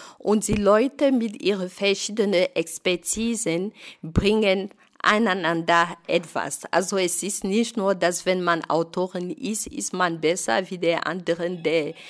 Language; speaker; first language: German; non-native, fluent; French